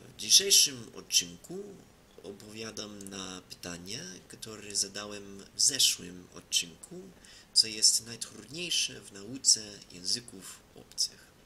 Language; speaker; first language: Polish; non-native, learner; English